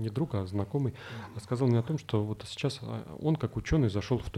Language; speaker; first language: Russian; native; Russian